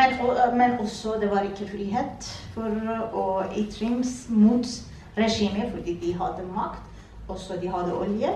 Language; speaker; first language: Norwegian; non-native, fluent; Persian